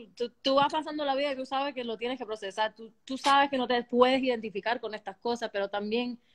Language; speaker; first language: Spanish; early bilingual, heritage; Spanish